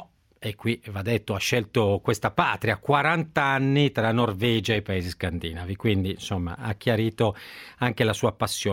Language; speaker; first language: Italian; native; Italian